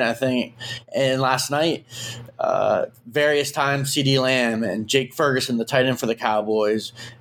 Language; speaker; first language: English; native; English